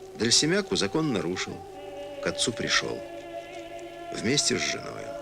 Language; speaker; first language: Russian; native; Russian